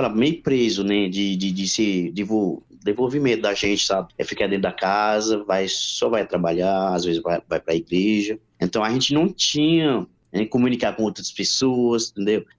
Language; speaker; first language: Portuguese; non-native, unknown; Haitian Creole